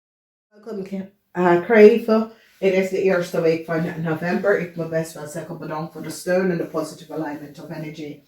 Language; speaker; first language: Dutch; non-native, learner; English